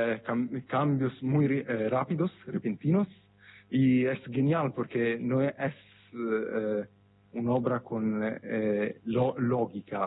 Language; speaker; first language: Spanish; non-native, fluent; Italian